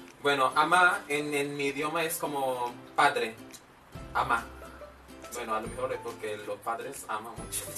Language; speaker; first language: Spanish; non-native, fluent; Filipino